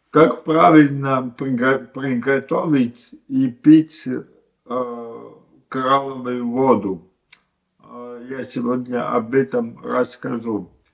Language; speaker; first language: Russian; non-native, local second language; Latvian